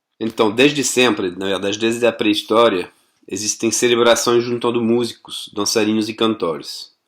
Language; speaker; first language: Portuguese; non-native, fluent; French